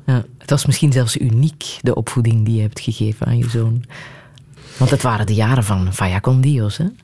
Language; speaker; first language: Dutch; native; Dutch